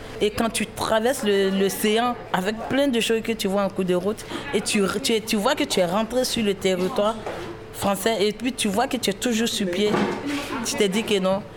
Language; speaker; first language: French; non-native, local second language; Bambara